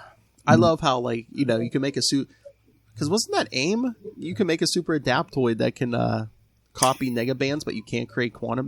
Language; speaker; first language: English; native; English